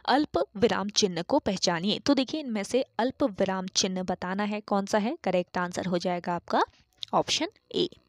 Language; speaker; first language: Hindi; native; Hindi